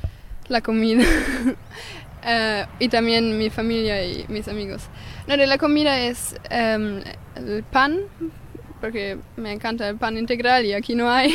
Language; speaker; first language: Spanish; non-native, fluent; German